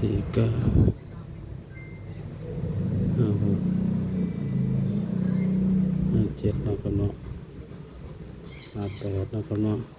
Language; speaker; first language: Thai; non-native, local second language; Lao